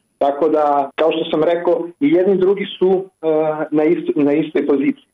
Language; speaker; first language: Croatian; non-native, fluent; Italian